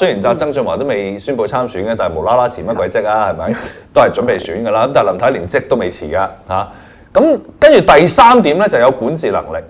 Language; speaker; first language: Cantonese; native; Cantonese